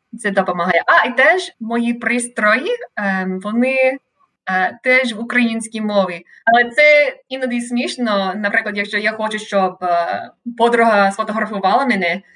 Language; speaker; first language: Ukrainian; non-native, fluent; English